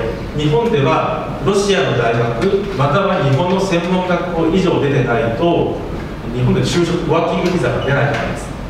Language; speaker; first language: Russian; non-native, learner; Japanese